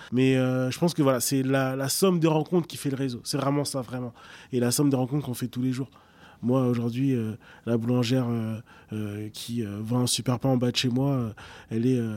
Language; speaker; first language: French; early bilingual, other home language; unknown